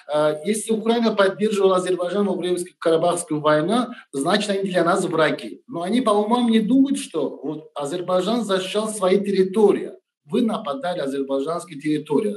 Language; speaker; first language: Russian; non-native, learner; Turkish